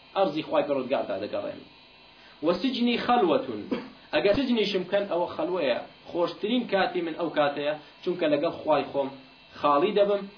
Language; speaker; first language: Central Kurdish; non-native, local second language; Kurdish